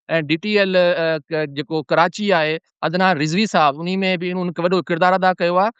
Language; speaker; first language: Sindhi; non-native, local second language; Urdu